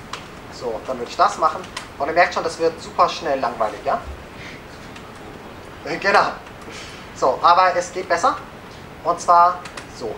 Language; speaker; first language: German; native; German